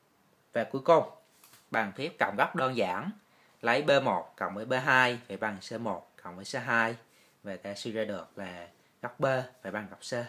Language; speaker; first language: Vietnamese; native; Vietnamese